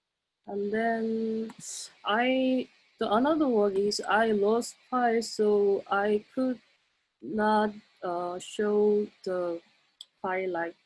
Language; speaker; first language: English; non-native, learner; Korean